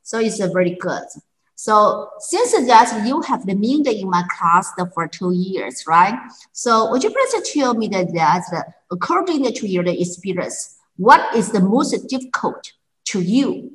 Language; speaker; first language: English; non-native, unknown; Chinese